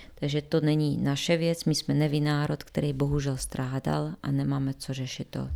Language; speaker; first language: Czech; non-native, fluent; Bosnian